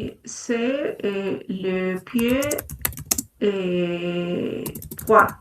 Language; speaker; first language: French; non-native, learner; Spanish